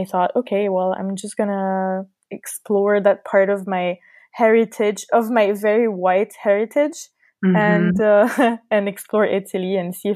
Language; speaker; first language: English; non-native, fluent; French